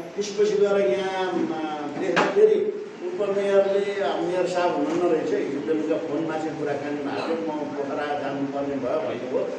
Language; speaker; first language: Nepali; native; Nepali